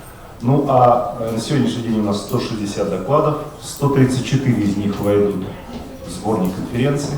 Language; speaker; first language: Russian; native; Russian